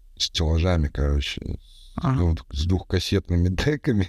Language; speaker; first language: Russian; native; Russian